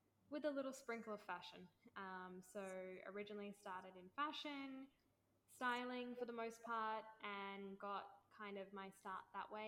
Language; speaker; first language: English; native; English